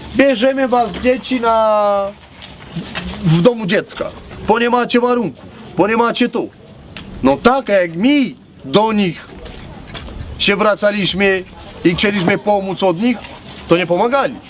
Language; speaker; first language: Polish; non-native, learner; Romanian